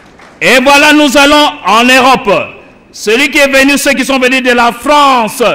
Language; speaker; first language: French; non-native, local second language; Lingala